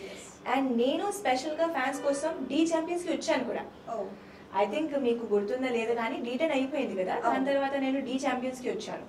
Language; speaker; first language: Telugu; non-native, local second language; Hindi